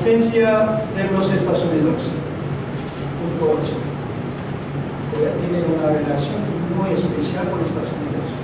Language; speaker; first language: Spanish; non-native, learner; Korean